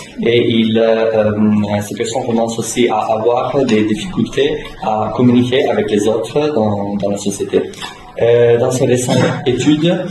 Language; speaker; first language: French; non-native, learner; Italian